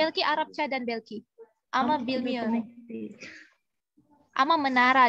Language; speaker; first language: Turkish; non-native, fluent; Indonesian